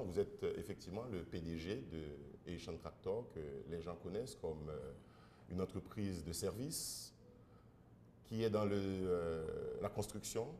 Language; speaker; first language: French; non-native, local second language; Haitian Creole